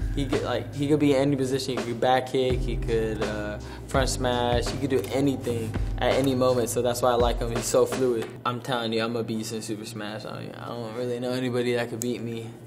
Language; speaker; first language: English; native; English